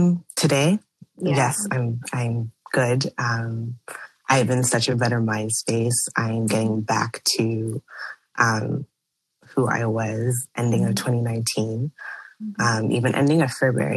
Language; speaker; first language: English; native; English